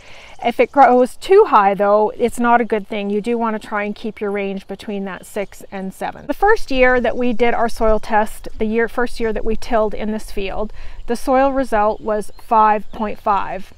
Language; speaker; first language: English; native; English